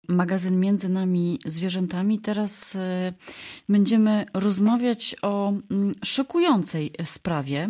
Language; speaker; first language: Polish; native; Polish